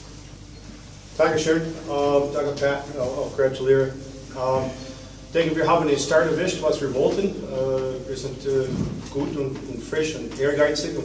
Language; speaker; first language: German; non-native, fluent; English